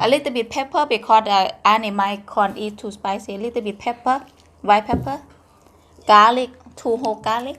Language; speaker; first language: English; non-native, learner; Northeastern Thai